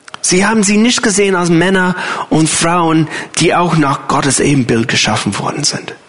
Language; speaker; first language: German; non-native, fluent; English